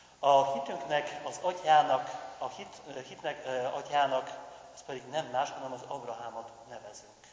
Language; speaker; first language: Hungarian; non-native, fluent; Polish